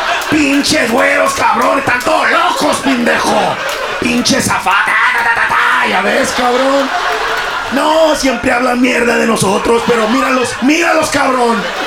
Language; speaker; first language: Spanish; early bilingual, other home language; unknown